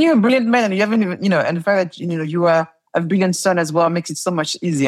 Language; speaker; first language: English; non-native, fluent; French